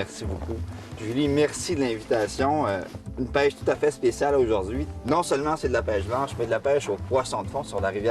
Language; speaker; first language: French; native; French